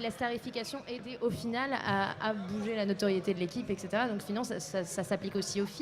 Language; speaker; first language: French; native; French